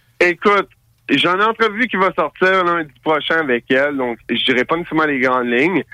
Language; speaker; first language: French; native; French